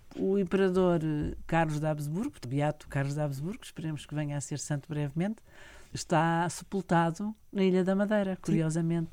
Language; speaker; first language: Portuguese; native; Portuguese